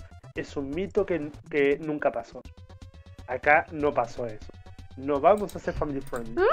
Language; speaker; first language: Spanish; native; Spanish